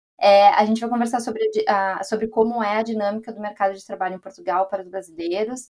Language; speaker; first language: Portuguese; native; Portuguese